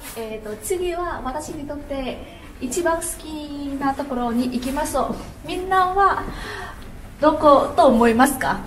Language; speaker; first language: Japanese; non-native, learner; Vietnamese